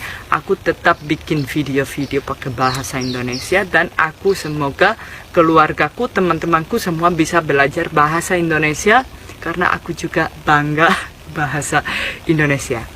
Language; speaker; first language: Indonesian; non-native, fluent; Spanish